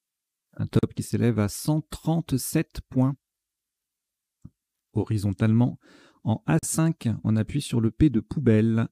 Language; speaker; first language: French; native; French